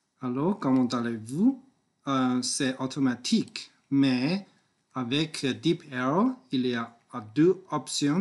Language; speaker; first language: French; non-native, learner; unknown